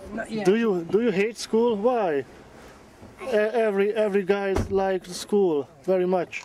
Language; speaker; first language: English; non-native, learner; Hungarian